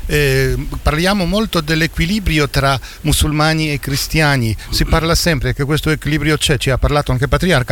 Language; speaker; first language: Italian; non-native, fluent; Polish